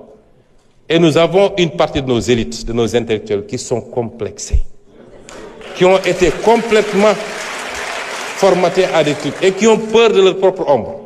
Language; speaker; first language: French; non-native, local second language; Wolof